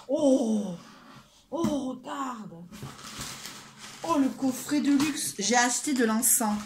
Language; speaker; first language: French; native; French